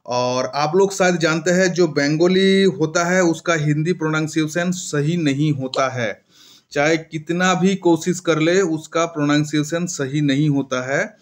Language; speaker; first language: Hindi; non-native, local second language; Bangla